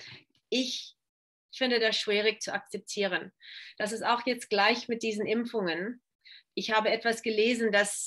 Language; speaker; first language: German; non-native, fluent; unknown